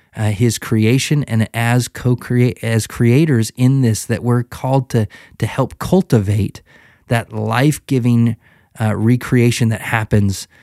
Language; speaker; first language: English; native; English